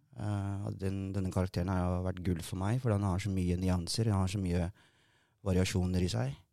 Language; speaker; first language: Norwegian; early bilingual, other home language; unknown